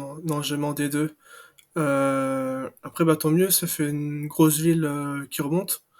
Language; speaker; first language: French; native; French